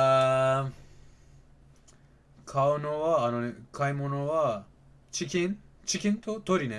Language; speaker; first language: Japanese; non-native, learner; Persian